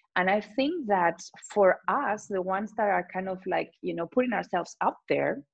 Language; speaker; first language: English; non-native, fluent; Spanish